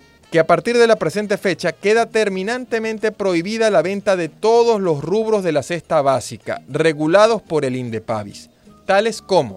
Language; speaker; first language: Spanish; native; Spanish